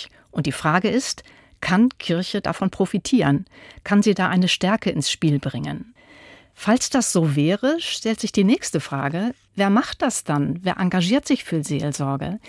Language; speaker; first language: German; native; German